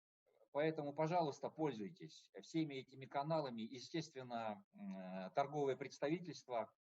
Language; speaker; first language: Russian; native; Russian